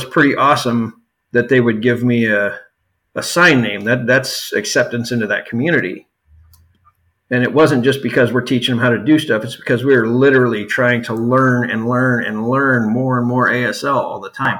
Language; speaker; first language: English; native; English